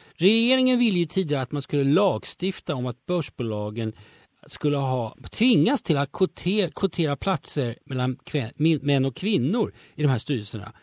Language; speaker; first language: Swedish; native; Swedish